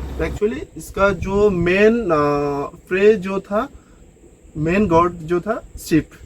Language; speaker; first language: Hindi; non-native, local second language; Bangla